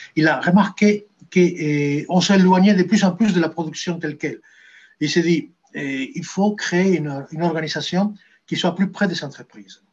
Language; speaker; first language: French; non-native, fluent; Spanish